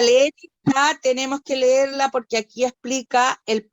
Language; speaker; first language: Spanish; native; Spanish